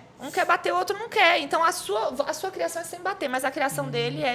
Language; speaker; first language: Portuguese; native; Portuguese